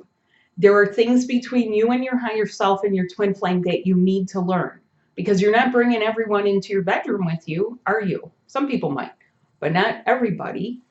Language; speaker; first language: English; native; English